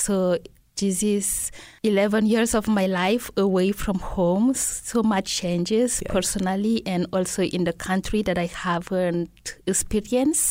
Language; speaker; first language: English; non-native, fluent; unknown